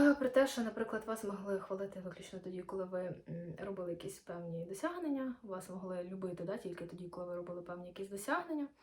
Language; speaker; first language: Ukrainian; non-native, local second language; Russian